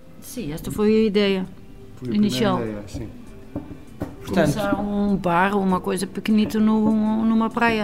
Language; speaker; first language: Portuguese; non-native, learner; Dutch